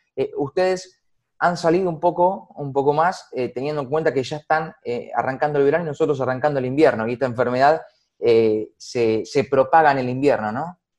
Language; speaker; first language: Spanish; native; Spanish